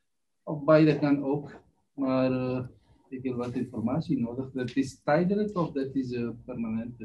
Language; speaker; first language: Dutch; non-native, learner; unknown